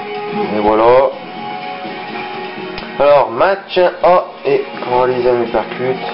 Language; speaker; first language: French; native; French